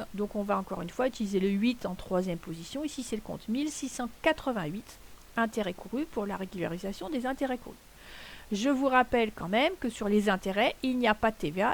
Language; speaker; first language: French; native; French